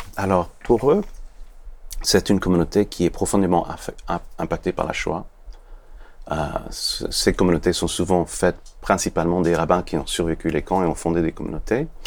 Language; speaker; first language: French; non-native, fluent; Hebrew